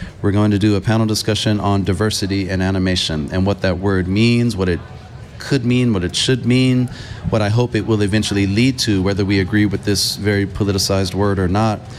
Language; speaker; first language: English; native; English